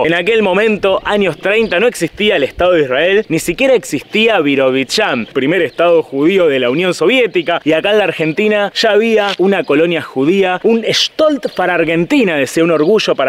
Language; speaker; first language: Spanish; native; Spanish